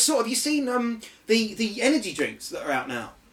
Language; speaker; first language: English; native; English